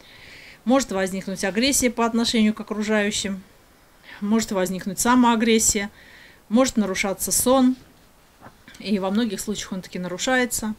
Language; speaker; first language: Russian; native; Russian